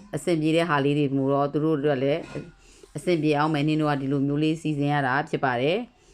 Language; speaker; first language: Burmese; native; Burmese